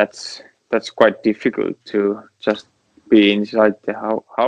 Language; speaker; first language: English; non-native, learner; Finnish